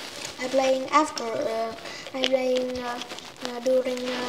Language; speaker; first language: English; non-native, learner; Vietnamese